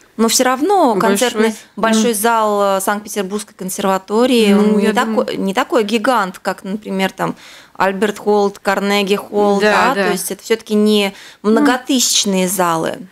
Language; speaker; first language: Russian; native; Russian